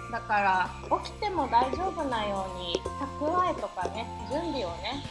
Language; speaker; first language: Japanese; native; Japanese